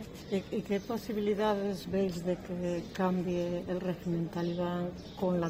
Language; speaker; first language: Spanish; native; Spanish